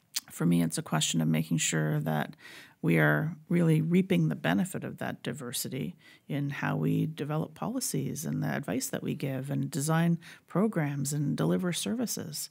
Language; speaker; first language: English; native; English